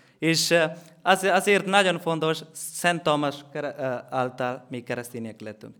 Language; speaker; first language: Hungarian; non-native, learner; Malayalam